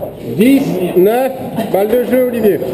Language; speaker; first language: French; native; French